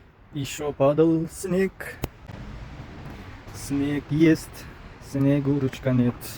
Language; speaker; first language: Russian; non-native, local second language; Uzbek